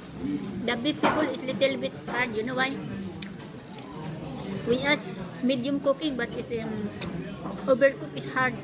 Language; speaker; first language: English; non-native, local second language; Filipino